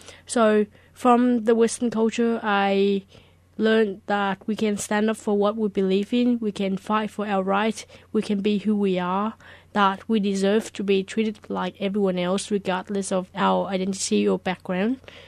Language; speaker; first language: English; early bilingual, other home language; Vietnamese